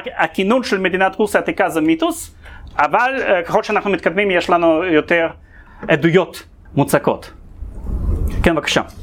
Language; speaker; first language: Hebrew; non-native, fluent; Russian